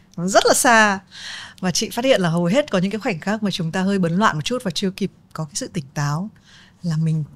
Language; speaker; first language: Vietnamese; native; Vietnamese